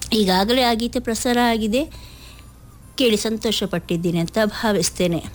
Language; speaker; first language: Kannada; native; Kannada